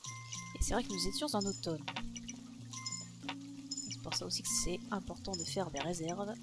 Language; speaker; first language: French; native; French